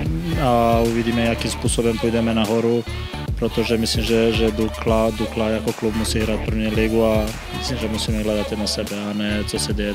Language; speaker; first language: Czech; non-native, fluent; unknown